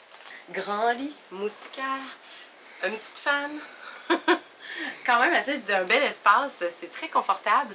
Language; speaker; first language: French; native; French